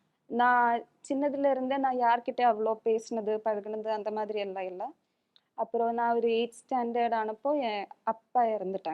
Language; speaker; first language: Tamil; non-native, local second language; Malayalam